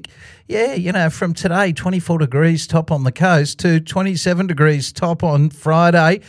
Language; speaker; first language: English; native; English